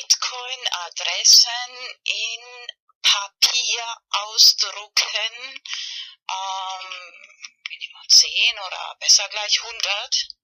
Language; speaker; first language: German; non-native, fluent; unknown